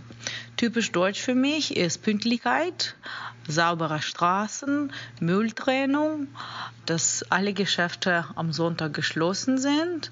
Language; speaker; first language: German; non-native, fluent; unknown